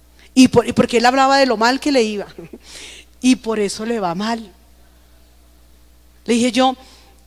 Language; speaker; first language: Spanish; native; Spanish